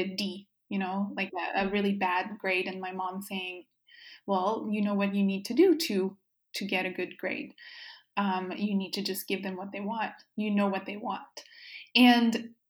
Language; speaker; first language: English; non-native, fluent; French